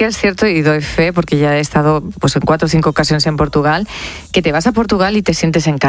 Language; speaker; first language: Spanish; native; Spanish